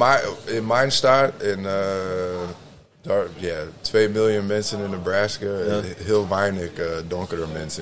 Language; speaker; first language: Dutch; non-native, learner; English